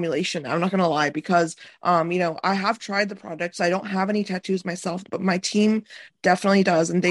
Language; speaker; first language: English; native; English